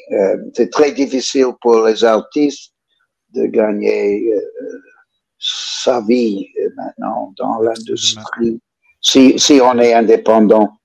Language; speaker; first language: French; non-native, fluent; English